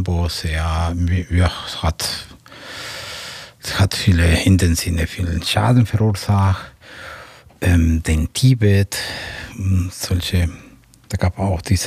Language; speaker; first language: German; non-native, fluent; Spanish